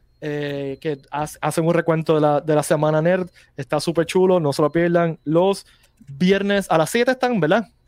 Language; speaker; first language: Spanish; native; Spanish